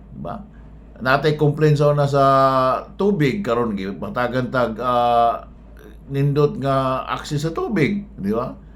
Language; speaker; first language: Cebuano; native; Cebuano